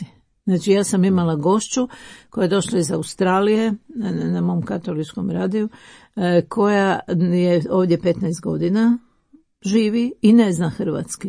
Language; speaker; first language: Croatian; native; Croatian